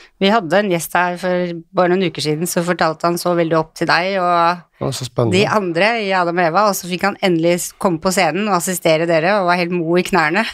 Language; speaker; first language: Norwegian; native; Norwegian